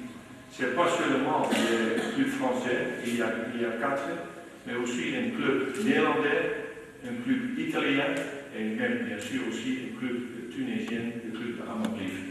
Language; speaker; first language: French; non-native, fluent; Dutch